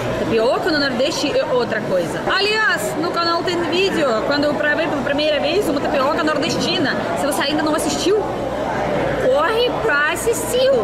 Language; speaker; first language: Portuguese; non-native, fluent; Russian